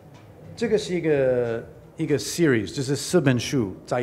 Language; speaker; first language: Chinese; non-native, learner; English